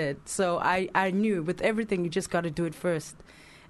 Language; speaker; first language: English; non-native, local second language; Zulu